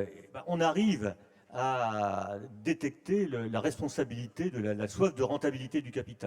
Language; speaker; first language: French; native; French